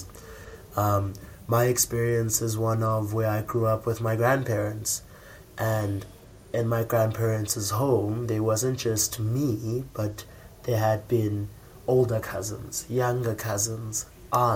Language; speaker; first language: English; non-native, local second language; Xhosa